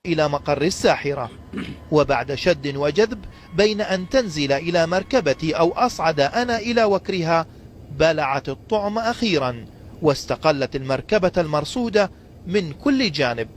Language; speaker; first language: Arabic; native; Arabic